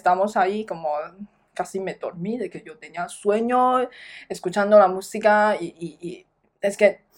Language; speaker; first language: Spanish; non-native, learner; Chinese